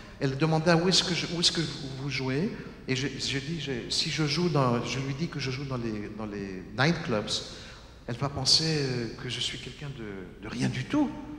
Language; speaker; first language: French; native; French